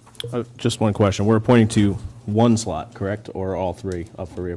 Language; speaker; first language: English; native; English